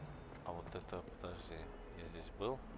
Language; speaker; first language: Russian; native; Russian